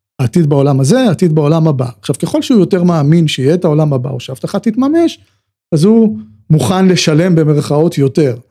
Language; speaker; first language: Hebrew; native; Hebrew